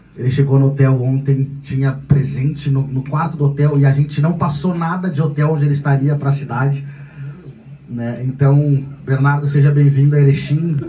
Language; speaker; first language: Portuguese; native; Portuguese